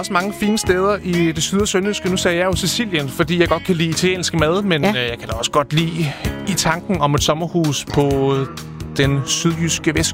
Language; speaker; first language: Danish; native; Danish